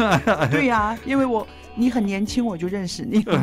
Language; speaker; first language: Chinese; native; Chinese